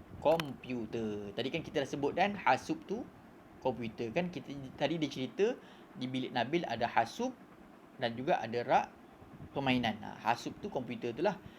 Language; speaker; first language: Malay; native; Malay